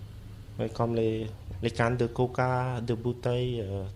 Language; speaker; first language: French; non-native, fluent; Khmer